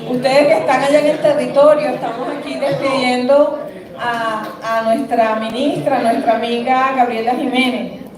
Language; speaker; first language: Spanish; native; Spanish